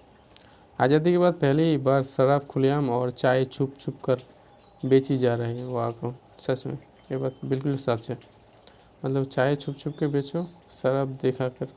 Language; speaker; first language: Hindi; non-native, local second language; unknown